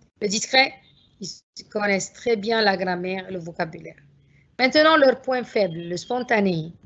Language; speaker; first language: French; non-native, fluent; Arabic